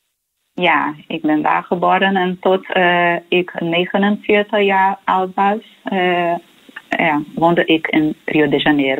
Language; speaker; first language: Dutch; non-native, local second language; Portuguese